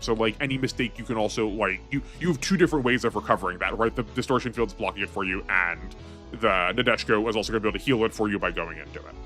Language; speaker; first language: English; native; English